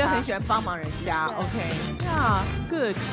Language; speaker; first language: Chinese; native; Chinese